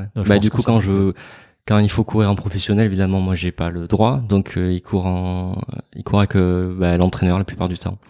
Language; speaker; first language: French; native; French